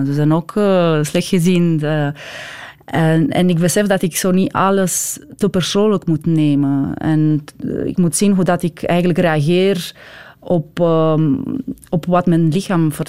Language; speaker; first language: Dutch; non-native, fluent; Romanian